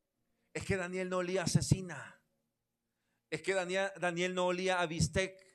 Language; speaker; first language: Spanish; native; Spanish